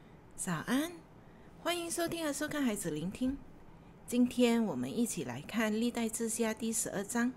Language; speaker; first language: Chinese; native; Chinese